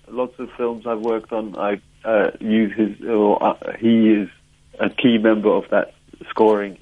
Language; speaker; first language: English; native; English